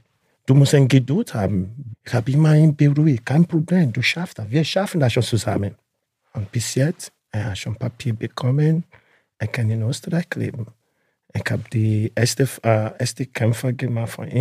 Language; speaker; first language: German; non-native, learner; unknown